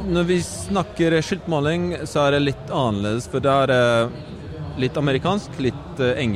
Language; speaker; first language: Norwegian; non-native, fluent; Polish